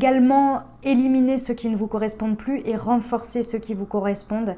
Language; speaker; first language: French; native; French